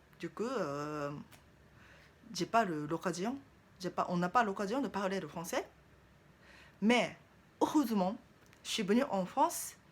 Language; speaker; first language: French; non-native, learner; Japanese